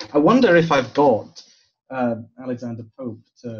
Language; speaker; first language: English; native; English